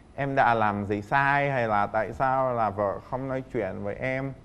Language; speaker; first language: Vietnamese; non-native, fluent; Czech